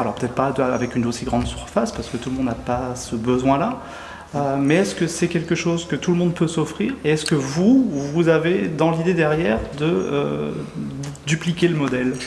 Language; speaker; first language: French; native; French